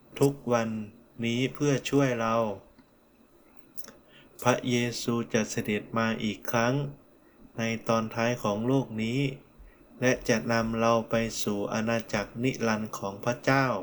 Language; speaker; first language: Thai; non-native, fluent; Korean